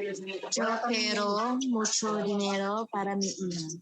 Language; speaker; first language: Spanish; non-native, learner; Filipino